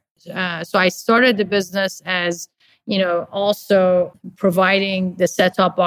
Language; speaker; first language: English; non-native, fluent; Persian